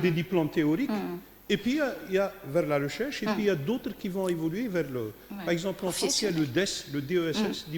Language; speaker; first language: French; non-native, local second language; Kabyle